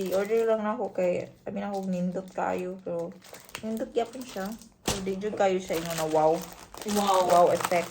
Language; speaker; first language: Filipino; non-native, local second language; Cebuano